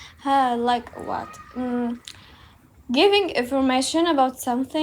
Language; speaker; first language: English; non-native, learner; Uzbek